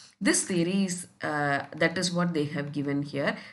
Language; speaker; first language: English; non-native, local second language; Tamil